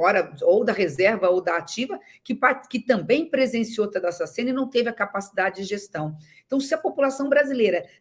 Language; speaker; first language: Portuguese; native; Portuguese